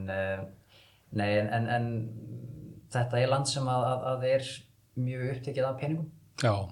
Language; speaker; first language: Icelandic; early bilingual, heritage; Icelandic